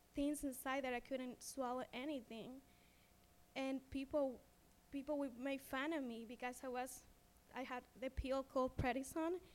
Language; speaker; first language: English; non-native, fluent; Spanish